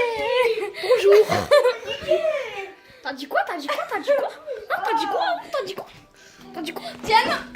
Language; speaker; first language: French; native; French